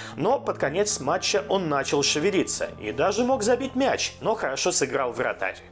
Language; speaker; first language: Russian; native; Russian